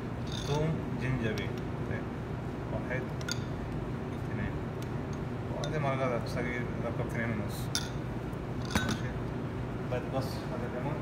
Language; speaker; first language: Arabic; non-native, learner; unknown